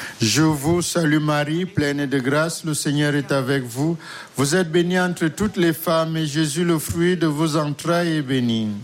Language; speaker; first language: French; native; French